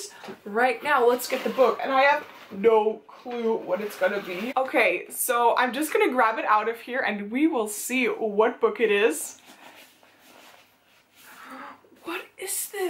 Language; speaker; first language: English; non-native, fluent; Dutch